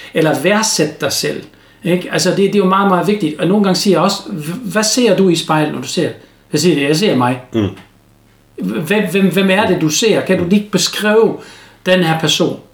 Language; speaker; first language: Danish; non-native, fluent; German